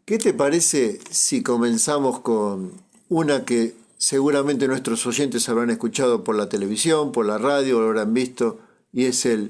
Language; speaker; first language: Spanish; native; Spanish